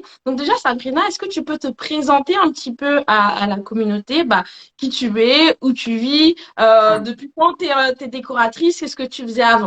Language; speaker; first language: French; native; French